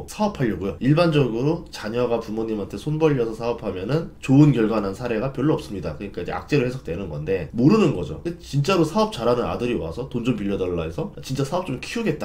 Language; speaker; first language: Korean; native; Korean